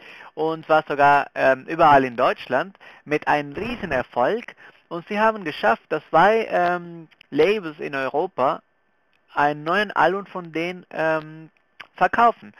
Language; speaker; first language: German; non-native, fluent; Spanish